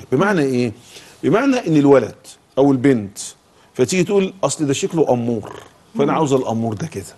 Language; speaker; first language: Arabic; native; Arabic